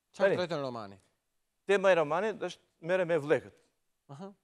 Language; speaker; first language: Albanian; native; Albanian